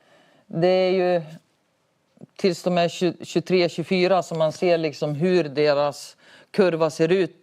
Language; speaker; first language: Swedish; native; Swedish